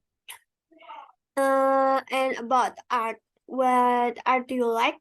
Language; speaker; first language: English; non-native, learner; Indonesian